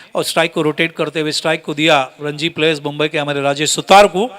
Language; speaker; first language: Hindi; non-native, local second language; Marathi